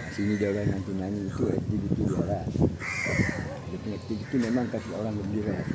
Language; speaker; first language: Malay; non-native, local second language; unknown